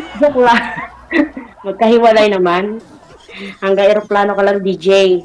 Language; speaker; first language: Filipino; non-native, local second language; Bikol